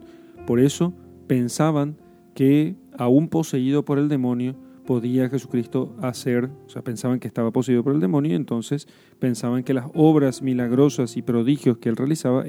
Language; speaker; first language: Spanish; native; Spanish